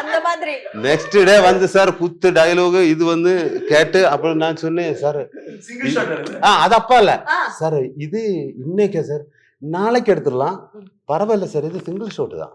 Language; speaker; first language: Tamil; non-native, learner; Malayalam